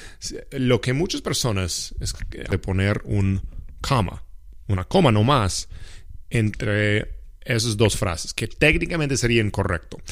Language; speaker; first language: Spanish; non-native, fluent; English